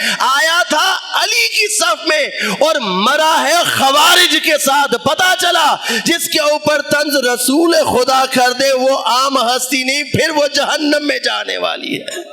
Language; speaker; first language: Urdu; non-native, local second language; Punjabi